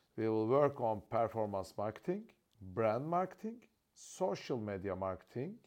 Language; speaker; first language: English; non-native, fluent; Turkish